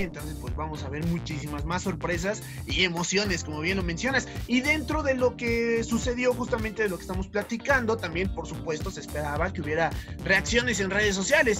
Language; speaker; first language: Spanish; native; Spanish